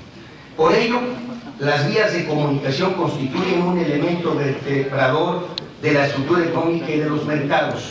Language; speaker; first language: Spanish; native; Spanish